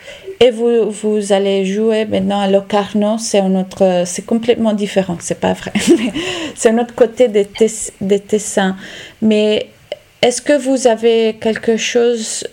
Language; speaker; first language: French; non-native, learner; Italian